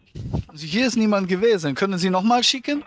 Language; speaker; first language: German; native; German